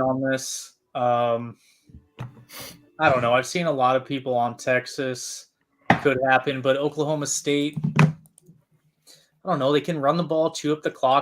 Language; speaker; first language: English; native; English